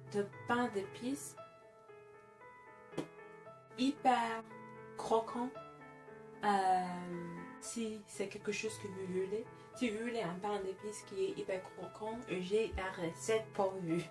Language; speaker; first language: French; non-native, fluent; English